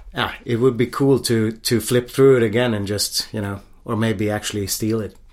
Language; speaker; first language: English; non-native, fluent; Swedish